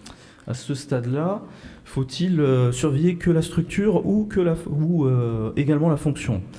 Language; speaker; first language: French; native; French